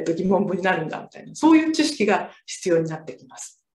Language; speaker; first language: Japanese; native; Japanese